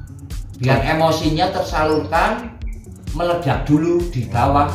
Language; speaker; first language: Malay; non-native, local second language; Javanese